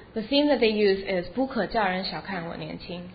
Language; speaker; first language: Chinese; early bilingual, heritage; Chinese